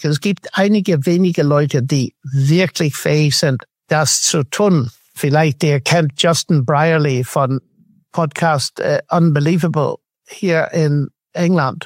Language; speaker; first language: German; non-native, fluent; English